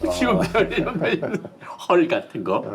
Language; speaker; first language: Korean; native; Korean